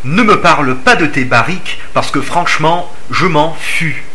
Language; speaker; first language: French; non-native, fluent; English